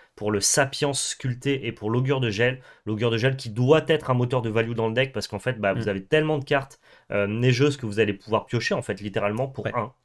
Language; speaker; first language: French; native; French